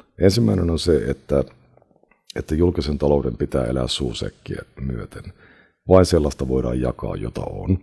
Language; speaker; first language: Finnish; native; Finnish